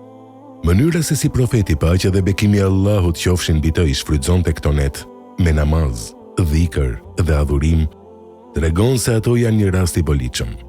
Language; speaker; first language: Albanian; native; Albanian